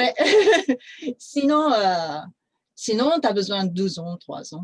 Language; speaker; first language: French; non-native, fluent; Japanese